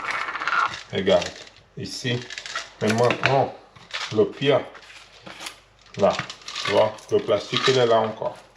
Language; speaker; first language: French; non-native, learner; Portuguese